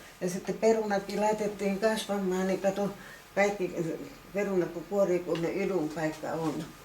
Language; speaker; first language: Finnish; native; Finnish